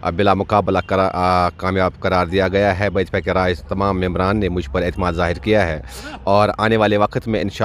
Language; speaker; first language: Urdu; non-native, local second language; Kashmiri